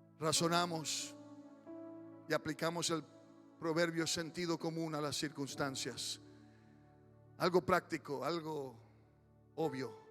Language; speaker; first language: Spanish; early bilingual, heritage; Spanish